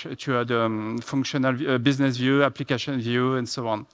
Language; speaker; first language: English; non-native, fluent; French